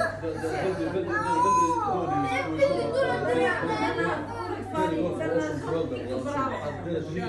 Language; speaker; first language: Norwegian; non-native, learner; Somali